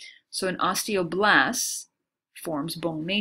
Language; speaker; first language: English; native; English